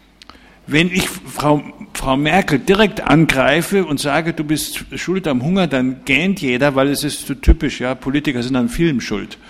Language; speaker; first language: German; native; German